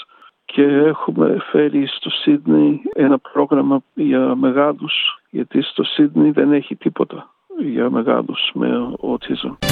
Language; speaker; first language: Greek; early bilingual, heritage; Greek